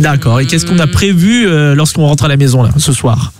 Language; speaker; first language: French; native; French